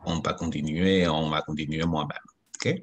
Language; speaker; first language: French; non-native, fluent; Chinese